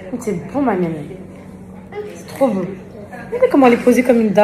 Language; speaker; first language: French; native; French